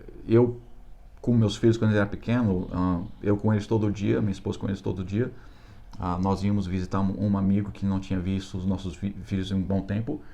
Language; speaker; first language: Portuguese; non-native, fluent; English